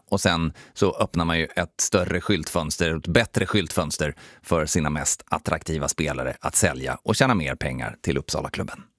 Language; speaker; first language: Swedish; native; Swedish